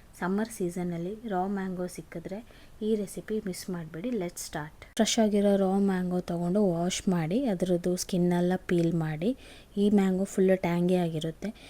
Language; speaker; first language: Kannada; non-native, local second language; Kodava